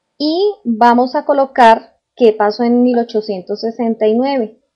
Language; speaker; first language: Spanish; native; Spanish